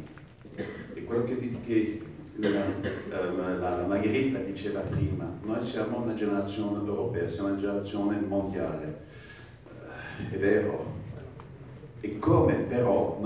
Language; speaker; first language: Italian; non-native, fluent; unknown